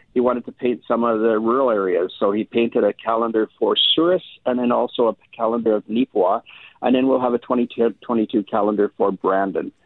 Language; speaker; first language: English; native; English